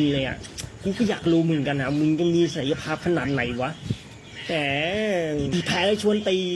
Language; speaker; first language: Thai; native; Thai